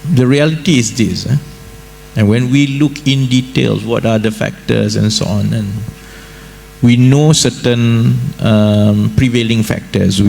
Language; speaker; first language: English; non-native, local second language; Malay